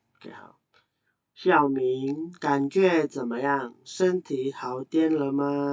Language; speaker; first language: Chinese; non-native, fluent; Indonesian